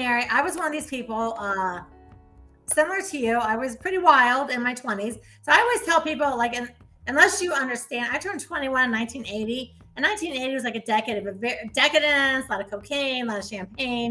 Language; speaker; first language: English; native; English